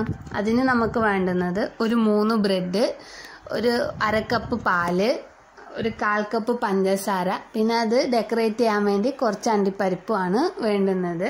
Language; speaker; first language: Malayalam; early bilingual, heritage; Malayalam